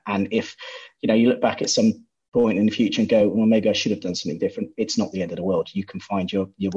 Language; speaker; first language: English; native; English